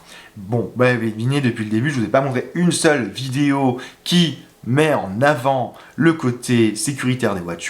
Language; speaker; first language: French; native; French